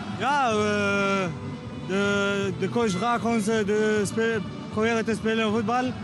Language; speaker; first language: Dutch; non-native, learner; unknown